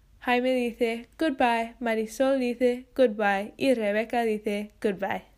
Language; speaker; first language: Spanish; non-native, learner; English